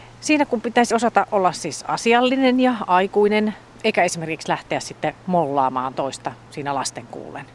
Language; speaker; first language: Finnish; native; Finnish